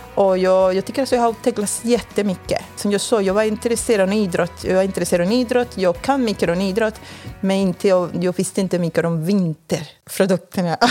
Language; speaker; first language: Swedish; non-native, fluent; Spanish